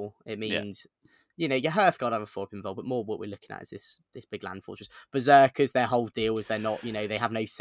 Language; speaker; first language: English; native; English